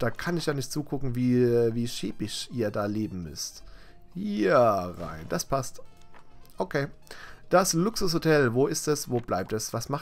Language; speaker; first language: German; native; German